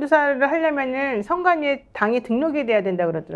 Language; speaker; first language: Korean; native; Korean